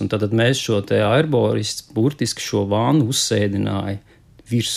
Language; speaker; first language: Latvian; native; Latvian